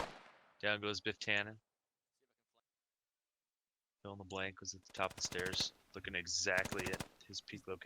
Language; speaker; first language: English; native; English